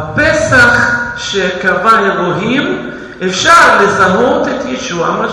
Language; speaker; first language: Hebrew; non-native, fluent; Russian